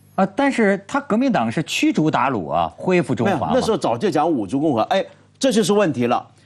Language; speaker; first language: Chinese; native; Chinese